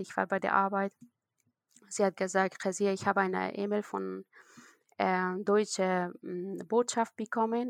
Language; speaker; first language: German; non-native, learner; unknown